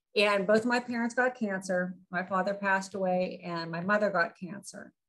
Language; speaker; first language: English; native; English